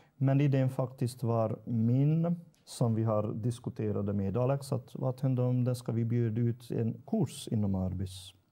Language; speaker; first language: Swedish; non-native, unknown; Hungarian